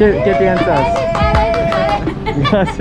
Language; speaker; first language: Spanish; non-native, learner; English